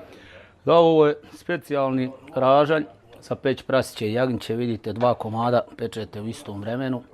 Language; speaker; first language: Bosnian; native; Bosnian